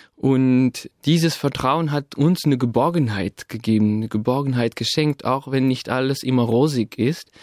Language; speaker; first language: German; non-native, fluent; French